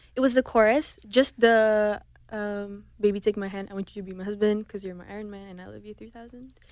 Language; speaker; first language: English; non-native, fluent; Indonesian